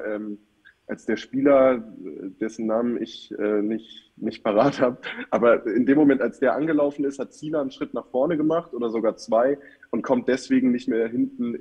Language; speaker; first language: German; native; German